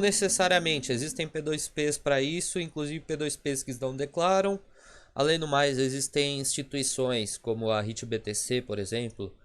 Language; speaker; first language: Portuguese; native; Portuguese